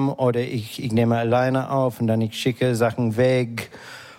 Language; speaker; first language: German; non-native, fluent; English